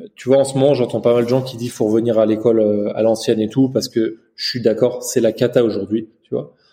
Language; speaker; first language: French; early bilingual, other home language; Chinese